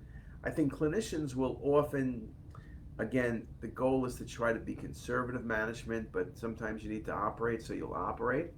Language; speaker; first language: English; native; English